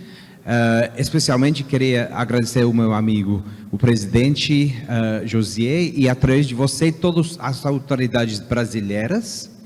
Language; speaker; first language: Portuguese; non-native, fluent; English